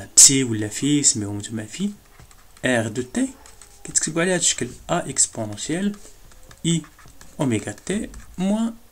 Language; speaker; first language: French; non-native, local second language; Arabic